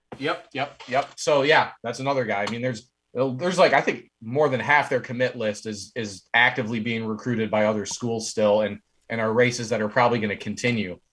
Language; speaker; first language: English; native; English